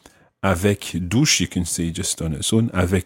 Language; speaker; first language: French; non-native, fluent; English